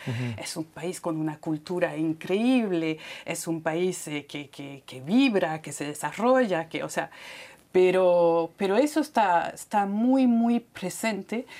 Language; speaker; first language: Spanish; non-native, fluent; French